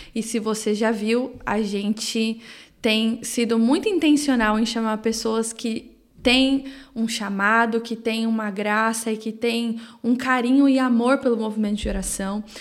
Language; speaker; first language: Portuguese; native; Portuguese